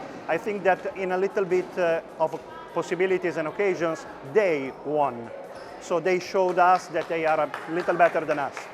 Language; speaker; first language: English; non-native, fluent; Italian